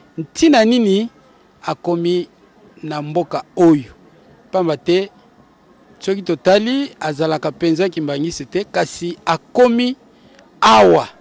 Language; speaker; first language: Lingala; non-native, local second language; Kongo